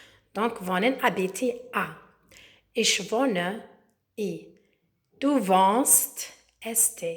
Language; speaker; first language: German; non-native, learner; Arabic